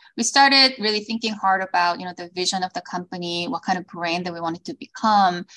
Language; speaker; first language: English; early bilingual, other home language; Korean